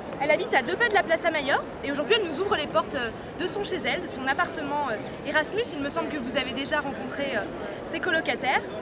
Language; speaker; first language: French; native; French